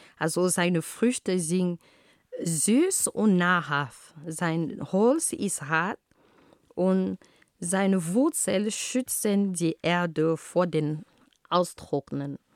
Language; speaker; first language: German; non-native, fluent; Ghomala